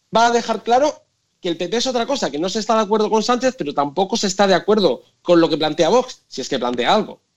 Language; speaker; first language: Spanish; native; Spanish